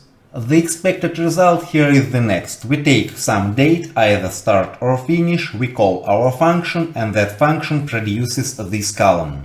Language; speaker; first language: English; non-native, fluent; Russian